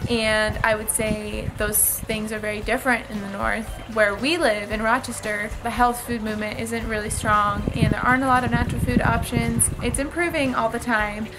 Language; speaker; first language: English; native; English